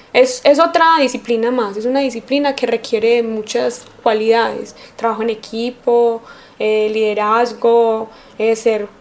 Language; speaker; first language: Spanish; native; Spanish